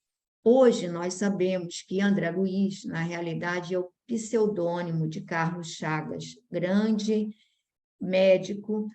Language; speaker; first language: Portuguese; native; Portuguese